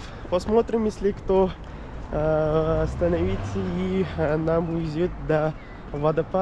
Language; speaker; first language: Russian; non-native, learner; Urdu